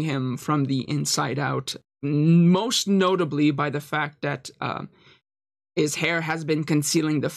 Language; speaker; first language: English; native; English